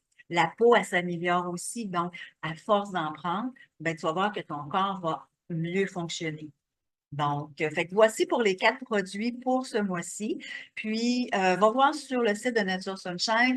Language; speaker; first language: French; native; French